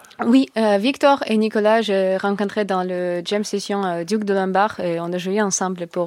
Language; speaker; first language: French; non-native, learner; Russian